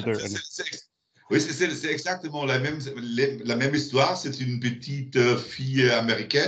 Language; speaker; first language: French; non-native, learner; German